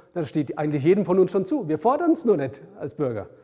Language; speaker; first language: German; native; German